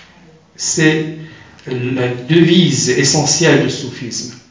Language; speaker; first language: French; non-native, fluent; Turkish